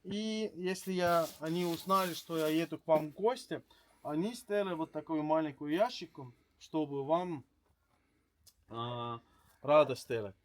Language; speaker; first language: Russian; non-native, learner; Estonian